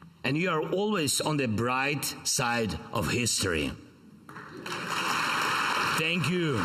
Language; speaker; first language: English; non-native, fluent; Ukrainian